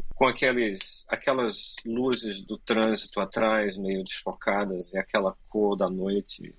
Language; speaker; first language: Portuguese; native; Portuguese